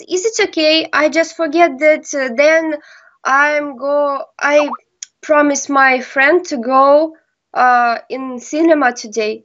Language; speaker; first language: English; non-native, learner; Russian